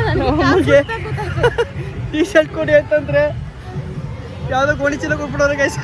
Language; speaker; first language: Kannada; native; Kannada